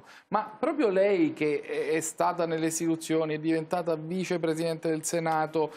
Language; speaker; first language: Italian; native; Italian